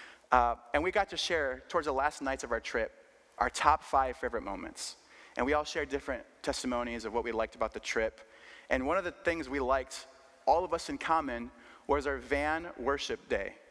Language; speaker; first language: English; early bilingual, other home language; Spanish